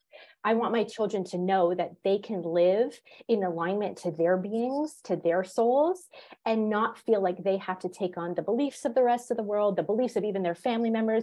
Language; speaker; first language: English; native; English